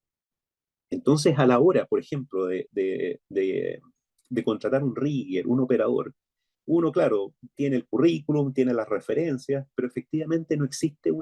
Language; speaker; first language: Spanish; native; Spanish